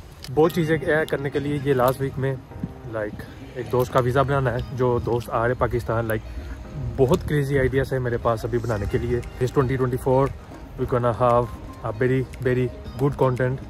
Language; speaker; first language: Urdu; early bilingual, heritage; Urdu